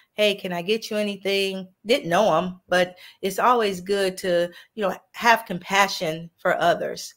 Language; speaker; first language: English; native; English